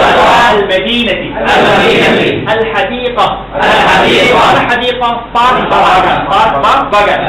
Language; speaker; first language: Arabic; non-native, fluent; Bangla